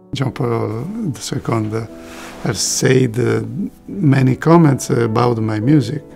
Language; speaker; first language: English; non-native, learner; Italian